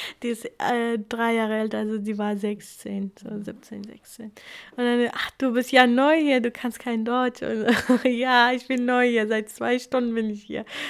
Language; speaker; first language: German; non-native, fluent; Kurdish